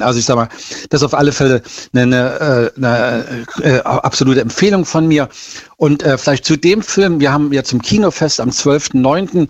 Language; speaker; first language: German; native; German